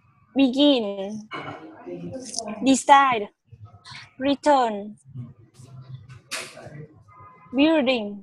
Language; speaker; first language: English; non-native, learner; Vietnamese